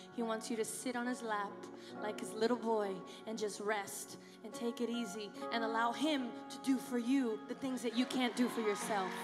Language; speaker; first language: English; early bilingual, other home language; Spanish